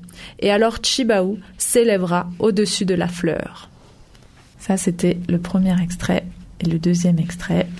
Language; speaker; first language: French; native; French